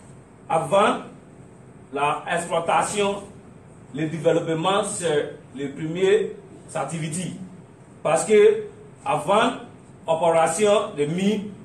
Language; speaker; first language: French; non-native, learner; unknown